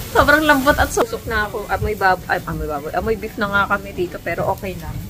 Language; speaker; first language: Filipino; native; Filipino